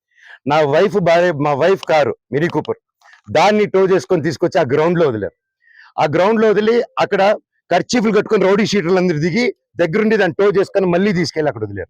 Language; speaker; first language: Telugu; native; Telugu